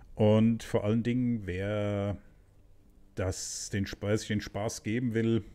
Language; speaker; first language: German; native; German